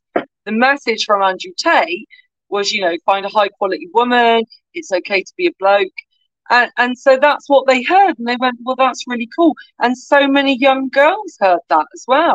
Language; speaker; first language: English; native; English